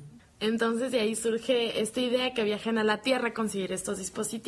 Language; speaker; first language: Spanish; native; Spanish